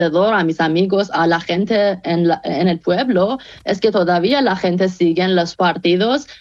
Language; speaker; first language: Spanish; non-native, fluent; Persian